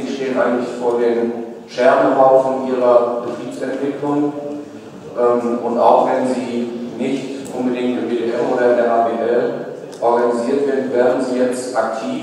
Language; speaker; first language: German; native; German